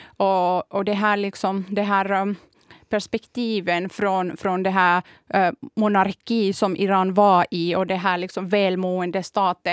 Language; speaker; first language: Swedish; non-native, fluent; Kurdish